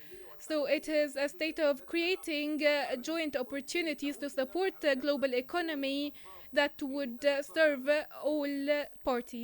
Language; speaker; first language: English; non-native, fluent; Arabic